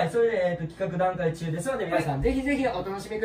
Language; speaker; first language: Japanese; native; Japanese